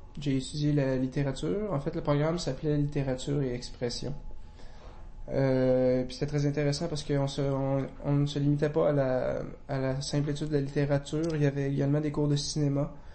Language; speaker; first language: French; native; French